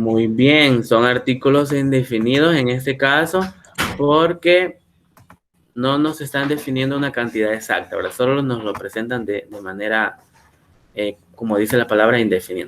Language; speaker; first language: Spanish; native; Spanish